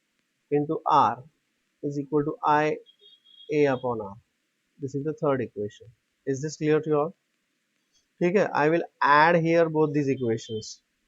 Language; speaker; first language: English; non-native, local second language; Hindi